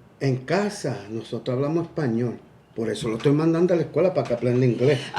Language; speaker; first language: Spanish; early bilingual, heritage; Spanish